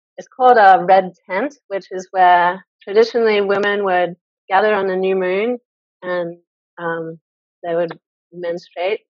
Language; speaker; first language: English; native; English